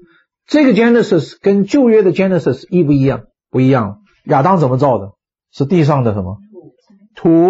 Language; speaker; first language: Chinese; native; Chinese